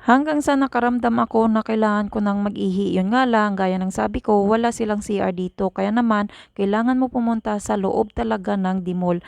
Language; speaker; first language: Filipino; native; Filipino